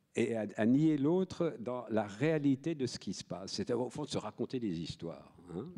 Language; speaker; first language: French; native; French